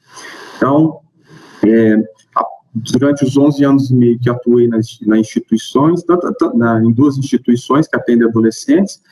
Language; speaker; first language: Portuguese; native; Portuguese